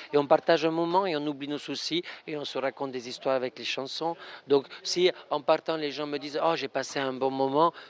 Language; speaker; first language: French; non-native, fluent; Spanish